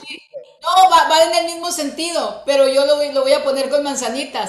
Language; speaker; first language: Spanish; native; Spanish